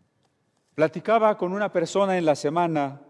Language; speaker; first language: Spanish; native; Spanish